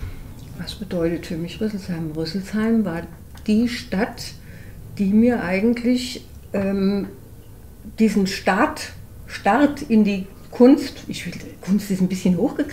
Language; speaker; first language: German; native; German